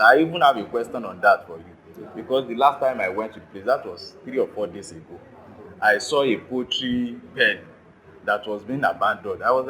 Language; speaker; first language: English; non-native, local second language; Yoruba